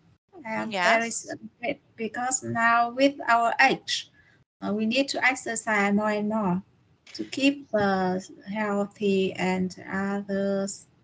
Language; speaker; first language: English; non-native, learner; Vietnamese